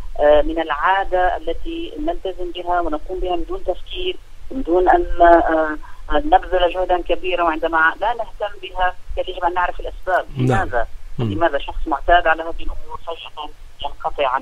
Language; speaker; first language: Arabic; native; Arabic